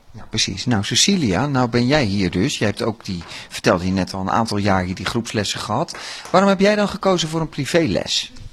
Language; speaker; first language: Dutch; native; Dutch